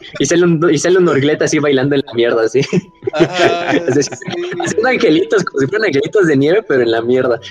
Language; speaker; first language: Spanish; native; Spanish